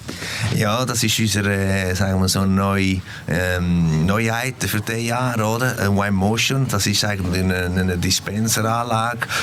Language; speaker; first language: German; non-native, fluent; Italian